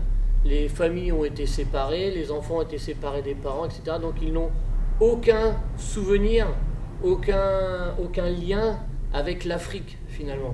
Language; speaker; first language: French; native; French